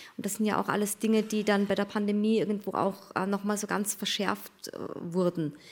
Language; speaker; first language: German; native; German